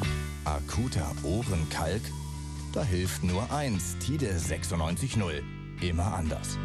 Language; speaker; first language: German; native; German